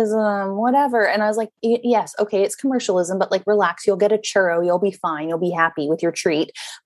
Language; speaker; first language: English; native; English